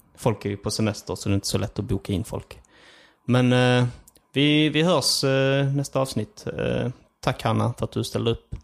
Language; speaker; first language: Swedish; early bilingual, other home language; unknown